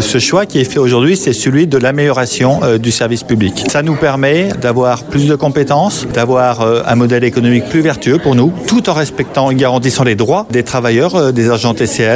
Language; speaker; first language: French; native; French